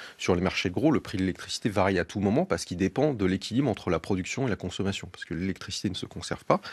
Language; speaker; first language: French; native; French